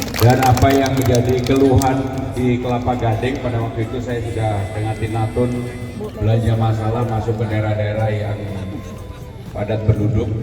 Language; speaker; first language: Indonesian; native; Indonesian